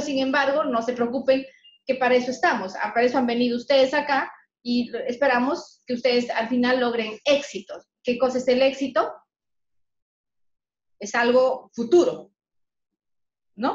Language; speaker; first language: Spanish; native; Spanish